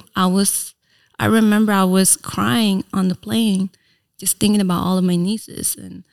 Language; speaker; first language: English; early bilingual, other home language; Filipino